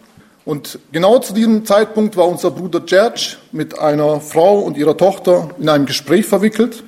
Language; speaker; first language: German; native; German